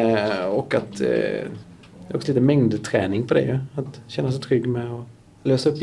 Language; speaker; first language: Swedish; native; Swedish